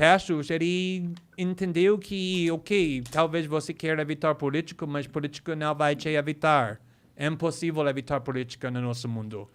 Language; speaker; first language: Portuguese; non-native, fluent; English